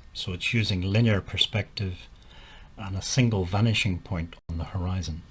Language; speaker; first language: English; native; English